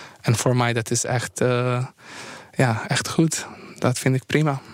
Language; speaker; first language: Dutch; non-native, fluent; Bosnian